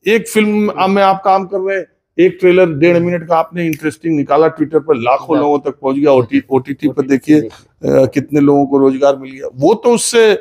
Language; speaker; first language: Hindi; native; Hindi